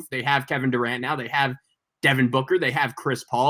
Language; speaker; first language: English; native; English